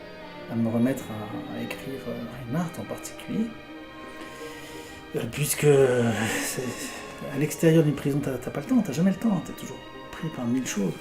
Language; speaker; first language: French; native; French